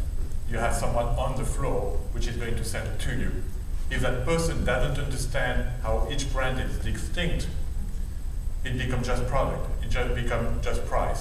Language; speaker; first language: English; non-native, local second language; French